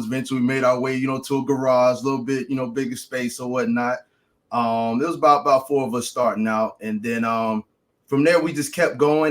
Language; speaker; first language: English; native; English